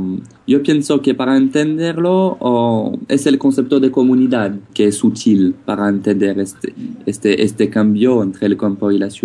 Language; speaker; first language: Spanish; non-native, fluent; French